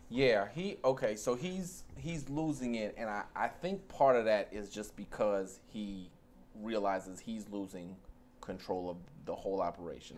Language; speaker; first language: English; native; English